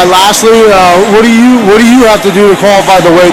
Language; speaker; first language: English; native; English